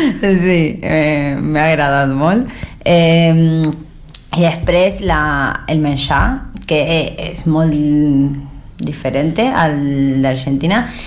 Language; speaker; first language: Catalan; non-native, learner; Spanish